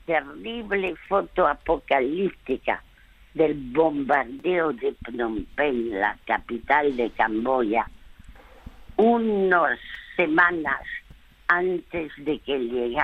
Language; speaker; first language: Spanish; early bilingual, other home language; French